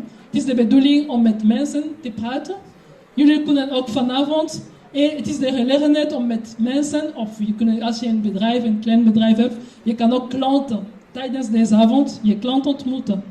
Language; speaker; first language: Dutch; non-native, fluent; French